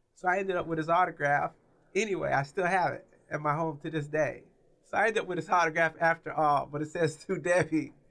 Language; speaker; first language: English; native; English